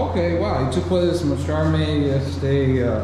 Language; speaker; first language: Spanish; non-native, learner; English